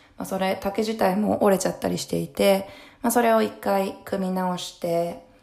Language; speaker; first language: Japanese; early bilingual, heritage; Japanese